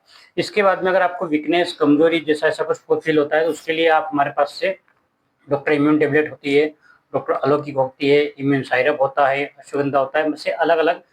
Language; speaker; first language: Hindi; native; Hindi